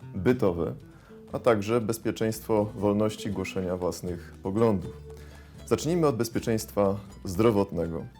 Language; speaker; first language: Polish; native; Polish